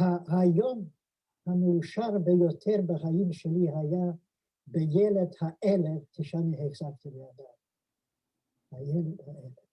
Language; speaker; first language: Hebrew; non-native, fluent; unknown